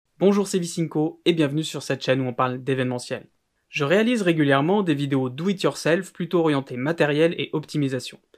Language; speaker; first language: French; native; French